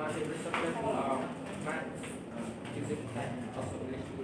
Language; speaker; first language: English; non-native, learner; Vietnamese